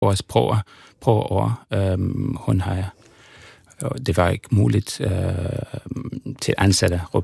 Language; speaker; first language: Danish; non-native, fluent; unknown